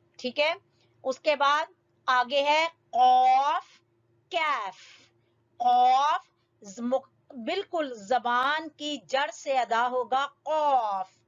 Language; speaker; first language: Urdu; native; Urdu